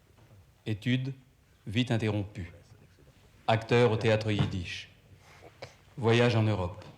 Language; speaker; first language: French; native; French